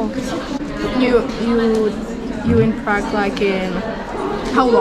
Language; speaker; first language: English; non-native, learner; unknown